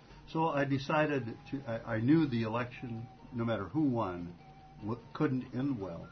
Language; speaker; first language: English; native; English